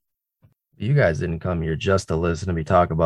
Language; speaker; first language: English; native; English